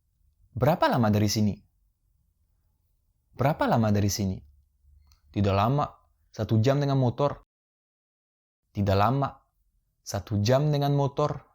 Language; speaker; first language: Indonesian; non-native, fluent; French